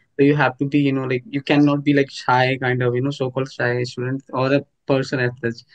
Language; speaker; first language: English; non-native, local second language; Hindi